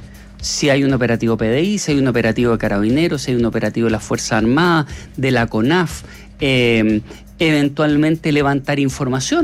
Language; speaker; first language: Spanish; native; Spanish